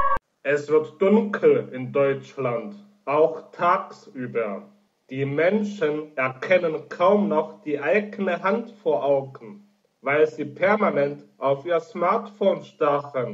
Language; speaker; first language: German; native; German